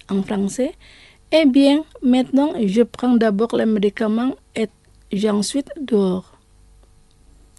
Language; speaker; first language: French; non-native, fluent; Indonesian